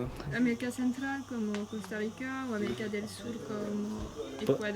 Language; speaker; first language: Spanish; non-native, fluent; French